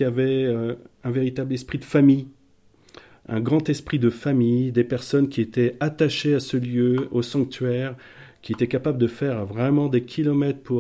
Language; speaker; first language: French; native; French